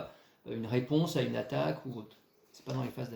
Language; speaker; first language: French; native; French